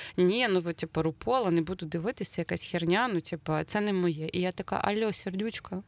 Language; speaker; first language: Ukrainian; native; Ukrainian